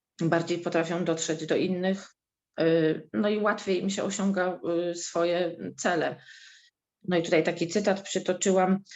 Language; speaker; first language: Polish; native; Polish